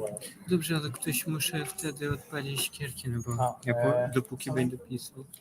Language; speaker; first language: Polish; non-native, fluent; Ukrainian